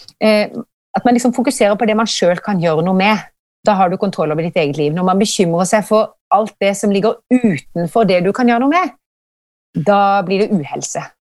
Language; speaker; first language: Norwegian; native; Norwegian